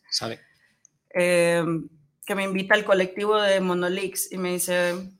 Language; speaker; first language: Spanish; native; Spanish